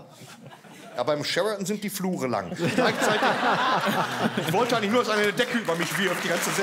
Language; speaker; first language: German; native; German